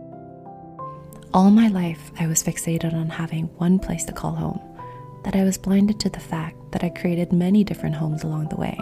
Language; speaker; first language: English; non-native, fluent; Korean